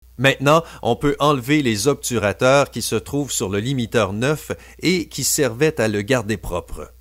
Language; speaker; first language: French; native; French